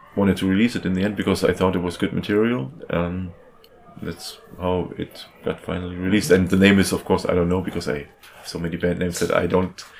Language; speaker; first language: English; non-native, fluent; German